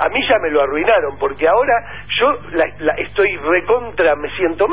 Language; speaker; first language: Spanish; native; Spanish